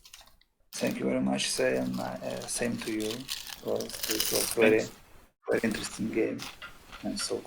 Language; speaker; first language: English; non-native, fluent; Russian